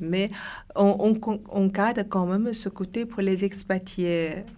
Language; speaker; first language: French; non-native, fluent; Chinese